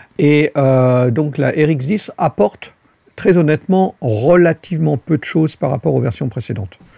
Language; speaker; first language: French; native; French